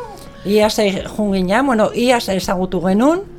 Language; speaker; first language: Basque; non-native, learner; Spanish